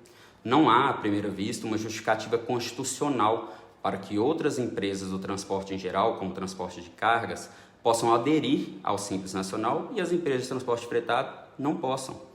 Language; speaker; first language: Portuguese; native; Portuguese